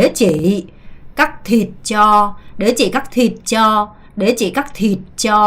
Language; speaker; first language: Vietnamese; non-native, fluent; Korean